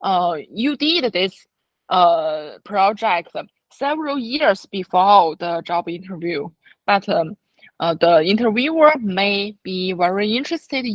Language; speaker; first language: English; non-native, fluent; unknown